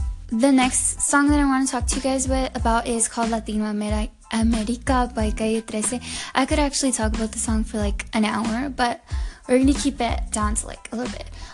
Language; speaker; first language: English; native; English